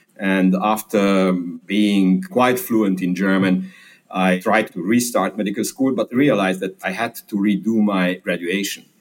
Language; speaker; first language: English; non-native, fluent; Hungarian